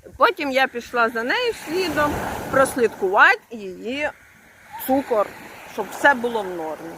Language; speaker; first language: Ukrainian; native; Ukrainian